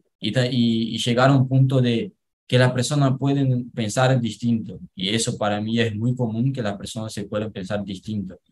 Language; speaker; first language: Spanish; non-native, learner; Portuguese